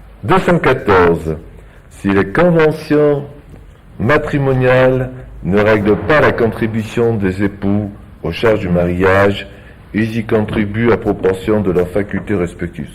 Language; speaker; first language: French; native; French